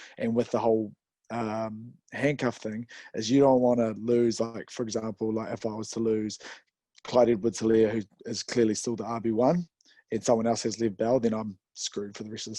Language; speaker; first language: English; native; English